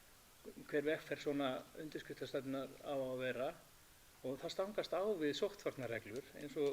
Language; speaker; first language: Icelandic; native; Icelandic